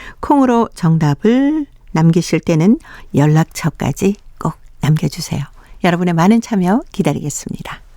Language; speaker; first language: Korean; native; Korean